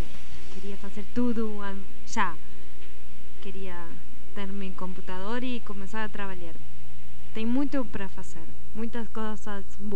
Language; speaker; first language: Portuguese; non-native, learner; Spanish